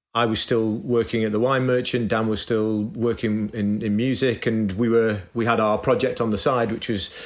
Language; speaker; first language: English; native; English